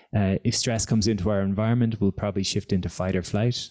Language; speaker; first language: English; native; English